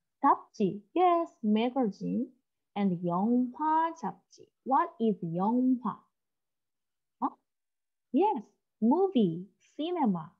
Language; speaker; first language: English; non-native, learner; Korean